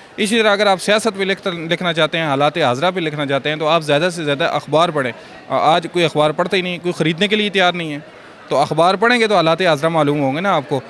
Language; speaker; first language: Urdu; native; Urdu